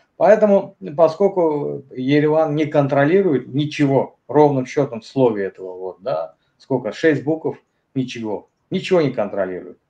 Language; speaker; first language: Russian; non-native, local second language; Azerbaijani